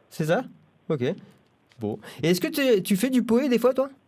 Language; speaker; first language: French; native; French